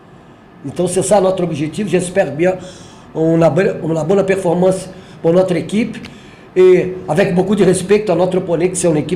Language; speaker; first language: French; non-native, fluent; Portuguese